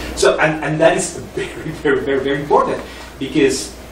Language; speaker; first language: English; non-native, fluent; Spanish